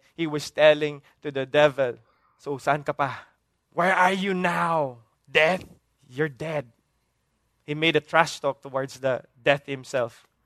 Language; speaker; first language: English; non-native, local second language; Hiligaynon